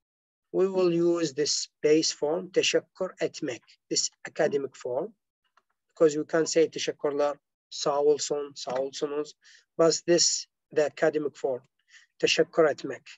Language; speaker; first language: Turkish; non-native, fluent; Arabic